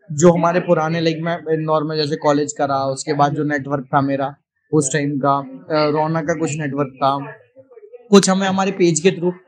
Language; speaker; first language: Hindi; native; Hindi